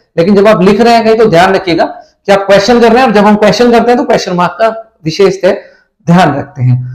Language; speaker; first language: Hindi; native; Hindi